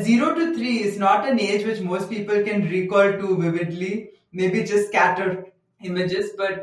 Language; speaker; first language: English; non-native, local second language; Tamil